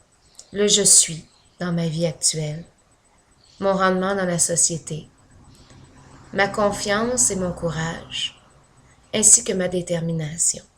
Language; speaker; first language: French; native; French